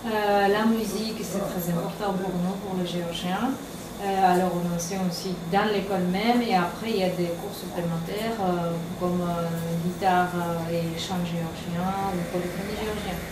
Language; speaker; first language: French; non-native, fluent; Georgian